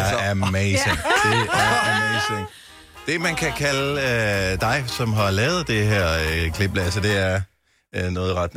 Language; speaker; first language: Danish; native; Danish